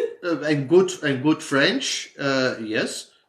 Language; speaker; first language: English; non-native, fluent; Dutch